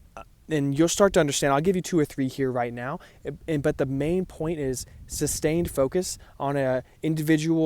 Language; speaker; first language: English; native; English